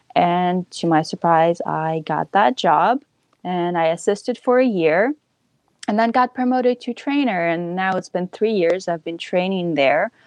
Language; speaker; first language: English; early bilingual, other home language; Ukrainian